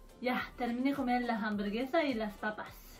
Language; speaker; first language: Spanish; non-native, learner; Japanese